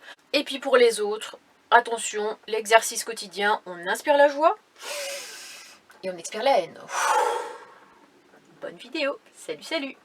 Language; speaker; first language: French; native; French